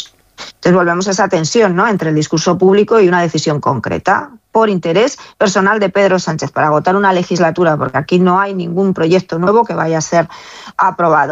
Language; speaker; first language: Spanish; native; Spanish